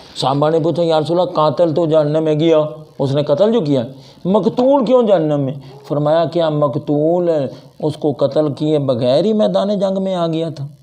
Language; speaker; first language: Urdu; non-native, local second language; Punjabi